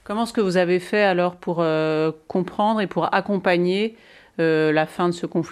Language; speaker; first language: French; native; French